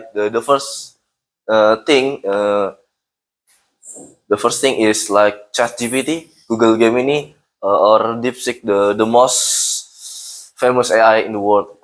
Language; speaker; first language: English; non-native, learner; Indonesian